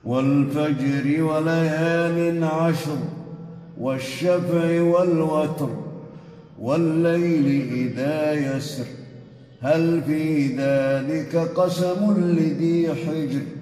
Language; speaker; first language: Arabic; native; Arabic